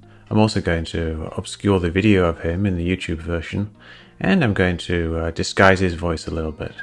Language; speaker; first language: English; native; English